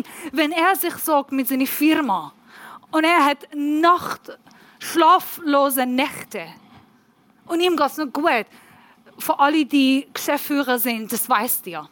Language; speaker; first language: German; non-native, learner; Persian